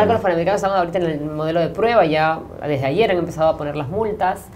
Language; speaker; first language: Spanish; native; Spanish